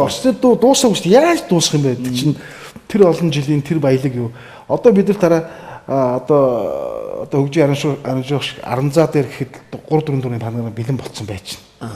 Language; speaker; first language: Mongolian; native; Mongolian